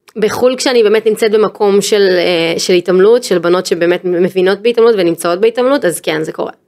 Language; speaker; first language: Hebrew; native; Hebrew